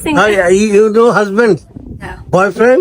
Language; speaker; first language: English; non-native, learner; Bangla